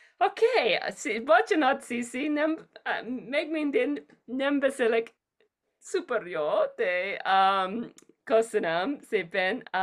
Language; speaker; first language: Hungarian; non-native, learner; English